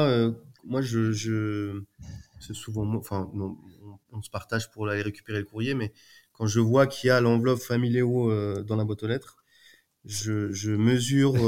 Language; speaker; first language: French; native; French